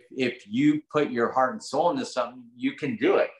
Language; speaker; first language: English; native; English